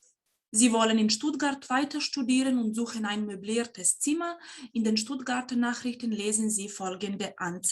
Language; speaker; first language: German; non-native, fluent; Serbian